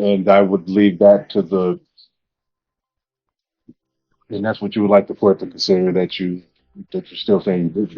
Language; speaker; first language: English; native; English